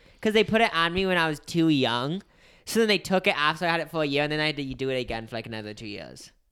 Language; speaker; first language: English; native; English